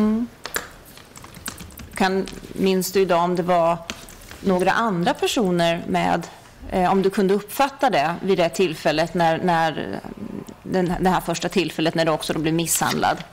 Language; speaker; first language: Swedish; native; Swedish